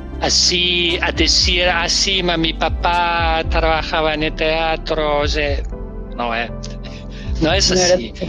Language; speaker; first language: Spanish; non-native, learner; Danish